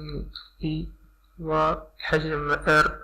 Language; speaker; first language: Arabic; native; Arabic